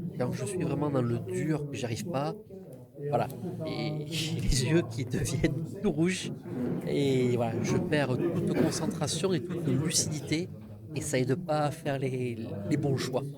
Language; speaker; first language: French; native; French